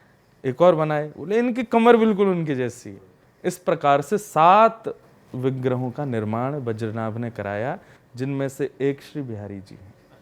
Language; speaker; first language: Hindi; native; Hindi